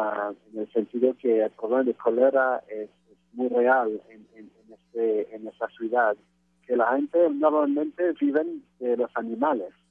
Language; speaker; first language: Spanish; non-native, fluent; French